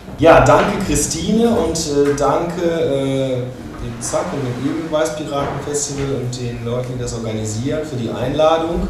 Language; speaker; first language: German; native; German